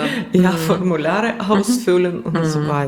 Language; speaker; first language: German; non-native, learner; Russian